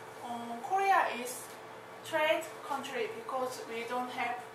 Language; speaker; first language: English; non-native, learner; Korean